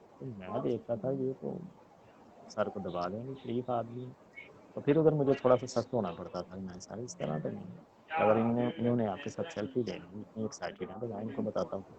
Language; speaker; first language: Urdu; non-native, local second language; Punjabi